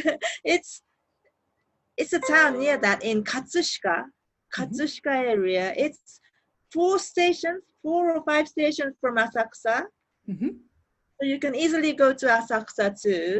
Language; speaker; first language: English; non-native, learner; Japanese